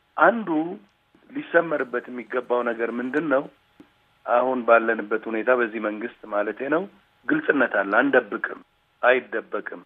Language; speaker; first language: Amharic; non-native, local second language; Tigrinya